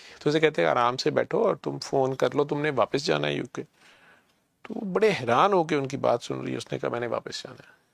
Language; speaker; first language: Urdu; native; Urdu